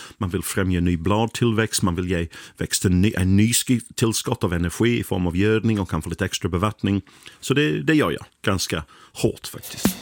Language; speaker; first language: Swedish; non-native, fluent; English